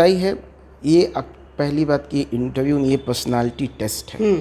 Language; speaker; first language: Hindi; native; Hindi